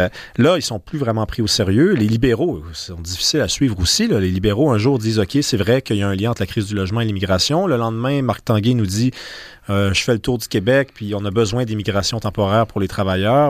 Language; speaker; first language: French; native; French